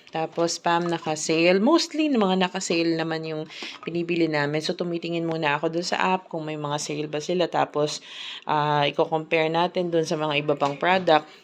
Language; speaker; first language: Filipino; native; Filipino